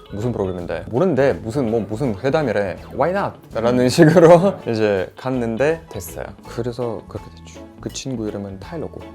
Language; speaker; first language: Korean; non-native, fluent; Russian